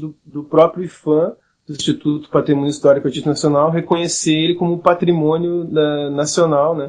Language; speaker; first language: Portuguese; native; Portuguese